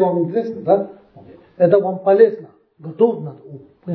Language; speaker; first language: Russian; non-native, learner; Tibetan